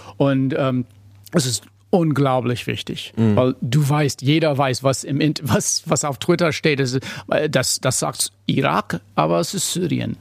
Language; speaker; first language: German; non-native, fluent; English